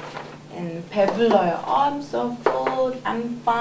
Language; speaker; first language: English; non-native, learner; Korean